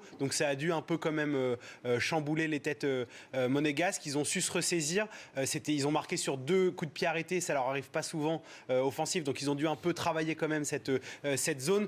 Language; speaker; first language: French; native; French